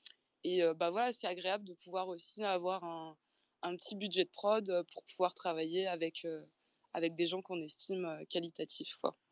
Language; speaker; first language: French; native; French